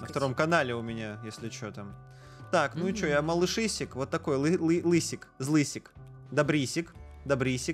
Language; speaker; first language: Russian; native; Russian